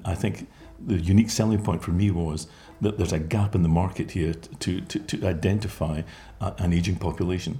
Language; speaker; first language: English; native; English